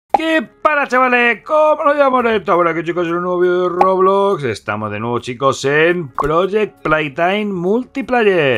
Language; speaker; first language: Spanish; native; Spanish